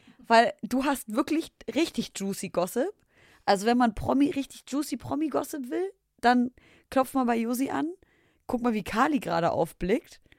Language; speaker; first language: German; early bilingual, other home language; Arabic